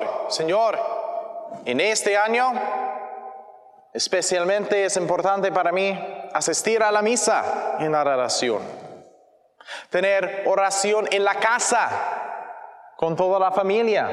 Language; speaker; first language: Spanish; non-native, learner; English